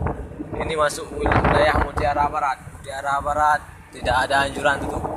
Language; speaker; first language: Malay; non-native, local second language; Achinese